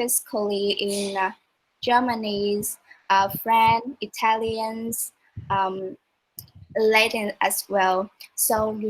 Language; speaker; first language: English; non-native, learner; Vietnamese